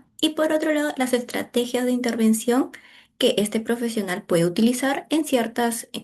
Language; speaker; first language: Spanish; native; Spanish